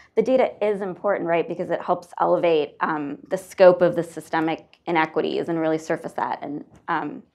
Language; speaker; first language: English; native; English